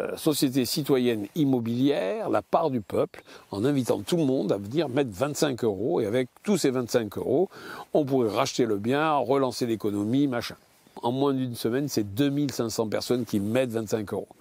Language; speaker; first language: French; native; French